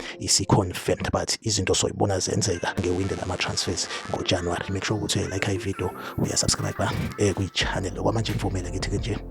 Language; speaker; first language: Zulu; native; Zulu